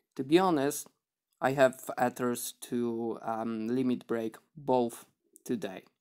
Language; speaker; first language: English; non-native, fluent; Polish